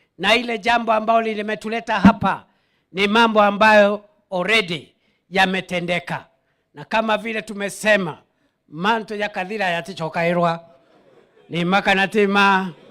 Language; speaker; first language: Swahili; non-native, local second language; Meru